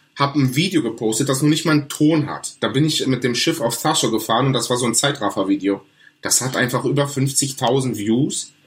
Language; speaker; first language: German; early bilingual, other home language; Greek